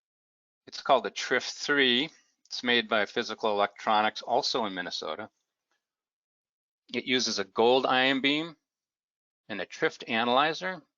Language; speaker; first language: English; native; English